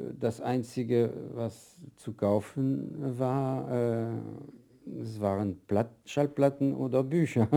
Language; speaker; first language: German; non-native, fluent; French